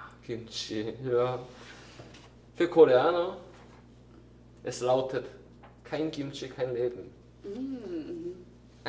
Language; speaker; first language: German; non-native, fluent; Korean